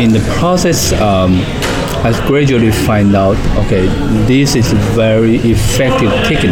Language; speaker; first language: English; non-native, fluent; Chinese